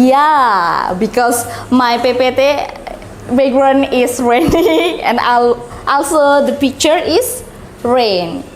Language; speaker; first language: English; non-native, learner; Indonesian